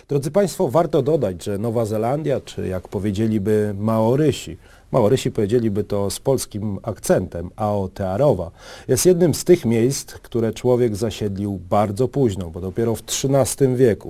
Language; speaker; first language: Polish; native; Polish